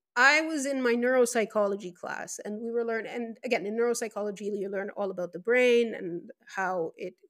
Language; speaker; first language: English; non-native, fluent; Spanish